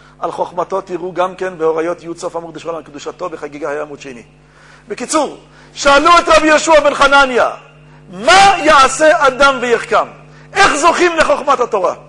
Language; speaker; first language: Hebrew; native; Hebrew